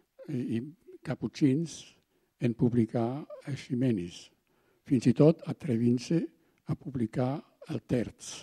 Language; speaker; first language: Catalan; non-native, fluent; German